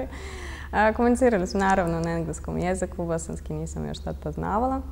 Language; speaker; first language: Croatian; non-native, fluent; Russian